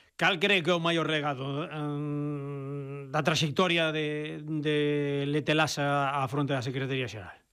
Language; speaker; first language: Galician; native; Galician